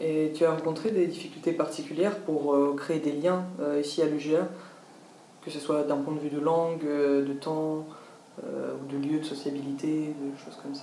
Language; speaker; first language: French; non-native, fluent; Russian